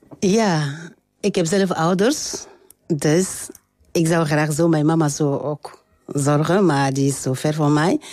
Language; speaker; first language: Dutch; non-native, learner; French